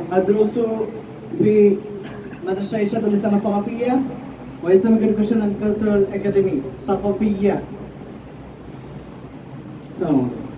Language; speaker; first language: Arabic; non-native, learner; Bangla